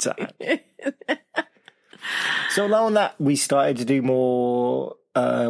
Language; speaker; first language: English; native; English